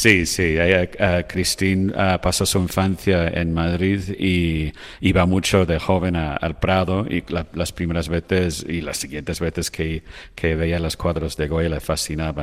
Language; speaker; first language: Spanish; non-native, fluent; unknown